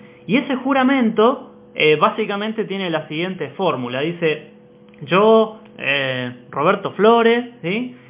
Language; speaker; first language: Spanish; native; Spanish